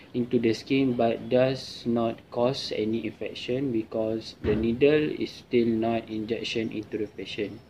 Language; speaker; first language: English; non-native, local second language; Malay